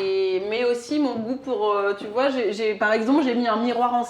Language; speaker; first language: French; native; French